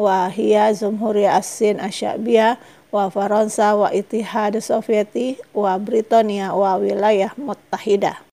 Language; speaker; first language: Arabic; non-native, learner; Indonesian